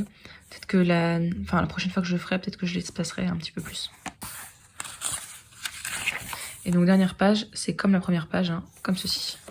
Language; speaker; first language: French; native; French